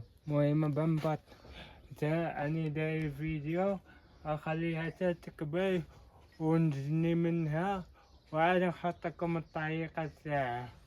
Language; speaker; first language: Arabic; native; Arabic